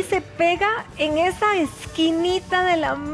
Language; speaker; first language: Spanish; native; Spanish